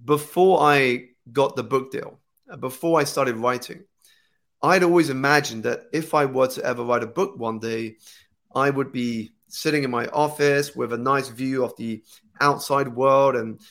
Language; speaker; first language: English; native; English